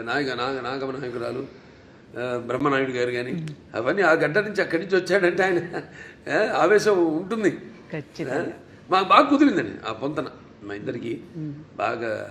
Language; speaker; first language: Telugu; native; Telugu